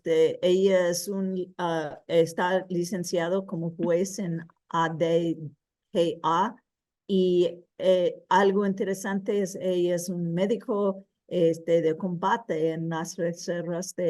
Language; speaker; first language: Spanish; early bilingual, heritage; Spanish